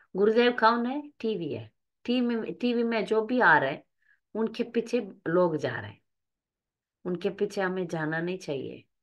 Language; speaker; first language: Hindi; non-native, local second language; Tamil